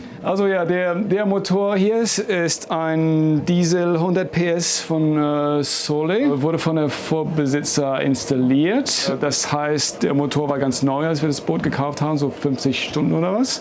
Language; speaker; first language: German; non-native, fluent; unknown